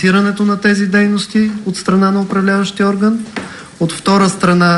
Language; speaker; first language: Bulgarian; native; Bulgarian